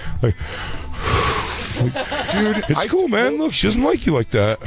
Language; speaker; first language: English; native; English